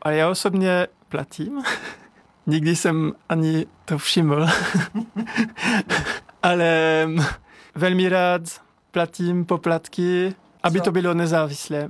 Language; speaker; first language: Czech; non-native, fluent; French